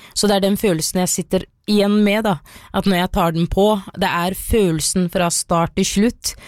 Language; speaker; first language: Norwegian; early bilingual, other home language; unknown